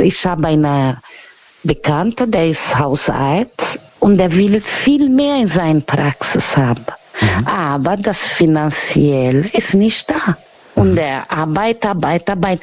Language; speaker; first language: German; non-native, learner; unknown